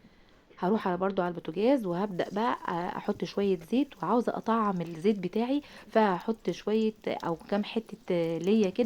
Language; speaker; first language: Arabic; native; Arabic